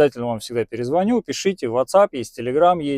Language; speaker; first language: Russian; native; Russian